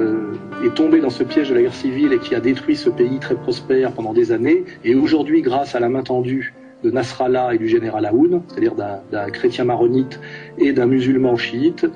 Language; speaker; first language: French; native; French